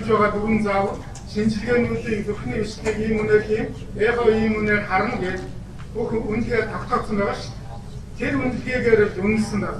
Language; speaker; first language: Mongolian; native; Mongolian